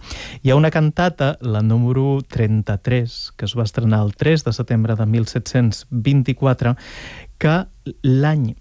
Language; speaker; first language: Catalan; native; Catalan